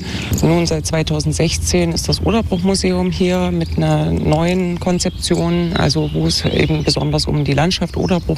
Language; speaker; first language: German; native; German